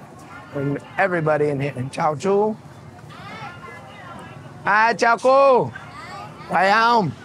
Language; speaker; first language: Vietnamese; non-native, fluent; English